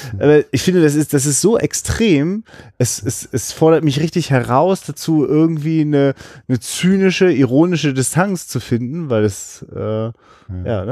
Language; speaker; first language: German; native; German